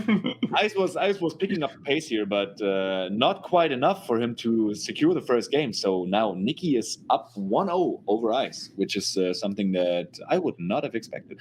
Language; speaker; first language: English; non-native, fluent; German